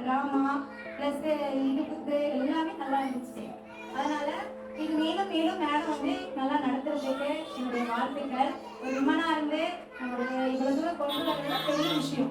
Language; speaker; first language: Tamil; native; Tamil